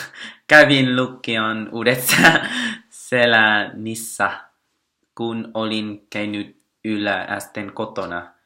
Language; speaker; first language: Finnish; non-native, learner; Vietnamese